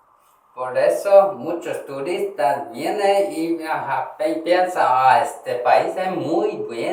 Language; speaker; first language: Spanish; non-native, learner; Korean